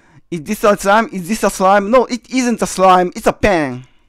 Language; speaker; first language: English; non-native, learner; Japanese